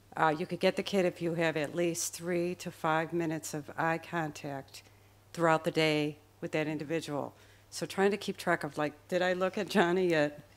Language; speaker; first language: English; native; English